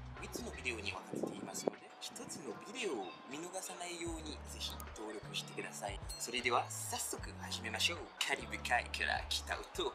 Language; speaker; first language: Japanese; non-native, learner; French